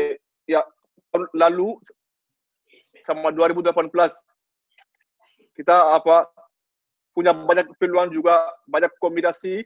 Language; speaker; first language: Indonesian; non-native, learner; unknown